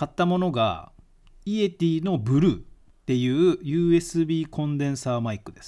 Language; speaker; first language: Japanese; native; Japanese